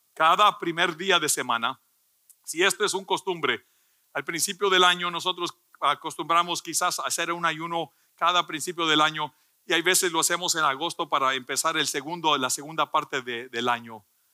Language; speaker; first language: Spanish; early bilingual, heritage; Spanish